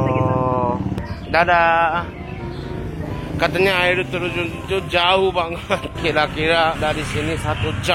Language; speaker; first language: Indonesian; non-native, learner; Japanese